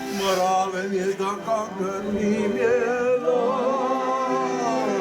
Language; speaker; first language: Dutch; native; Dutch